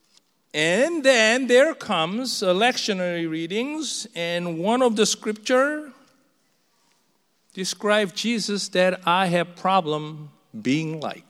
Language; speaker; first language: English; non-native, fluent; Korean